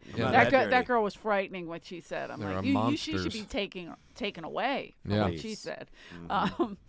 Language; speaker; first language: English; native; English